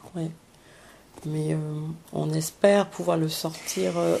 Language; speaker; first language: French; early bilingual, other home language; Vietnamese